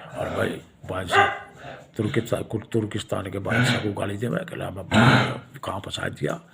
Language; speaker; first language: Hindi; native; Hindi